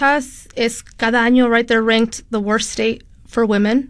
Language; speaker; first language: Spanish; early bilingual, heritage; Spanish